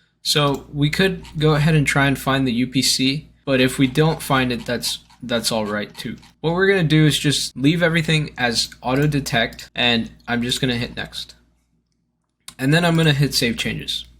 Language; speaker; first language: English; native; English